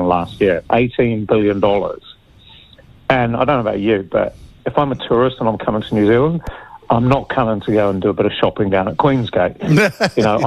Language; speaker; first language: English; native; English